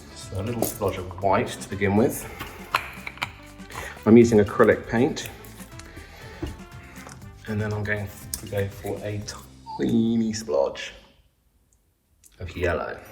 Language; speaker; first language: English; native; English